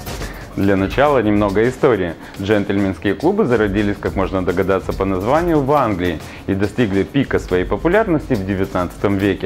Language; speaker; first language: Russian; native; Russian